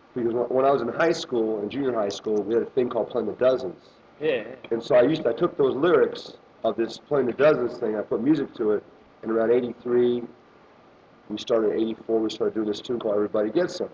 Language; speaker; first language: English; native; English